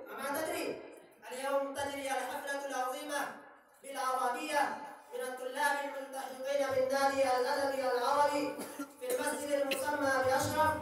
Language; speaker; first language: Arabic; non-native, learner; Urdu